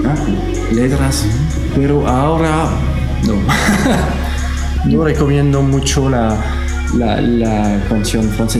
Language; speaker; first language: Spanish; non-native, learner; French